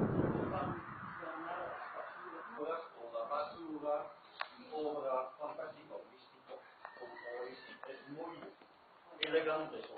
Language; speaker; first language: Spanish; non-native, learner; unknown